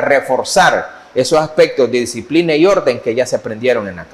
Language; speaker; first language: Spanish; native; Spanish